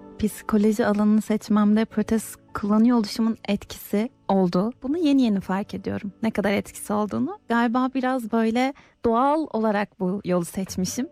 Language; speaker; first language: Turkish; native; Turkish